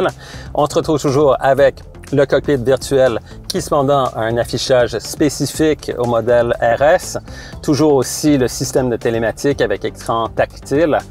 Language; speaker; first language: French; native; French